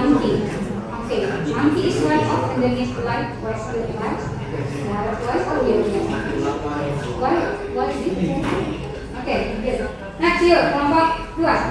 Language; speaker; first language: English; non-native, learner; Indonesian